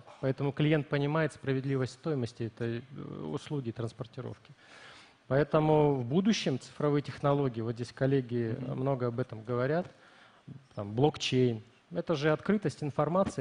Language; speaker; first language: Russian; native; Russian